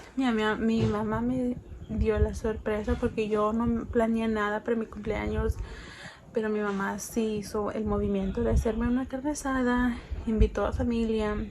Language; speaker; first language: Spanish; early bilingual, other home language; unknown